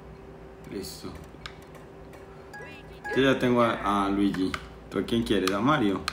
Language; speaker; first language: Spanish; native; Spanish